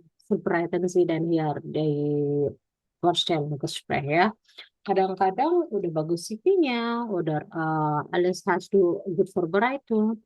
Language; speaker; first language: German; non-native, fluent; Indonesian